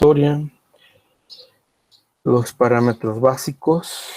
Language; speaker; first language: Spanish; native; Spanish